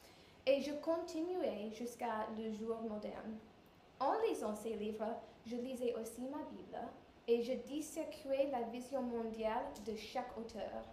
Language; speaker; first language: French; non-native, learner; English